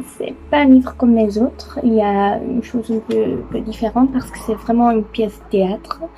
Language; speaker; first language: French; non-native, learner; Dutch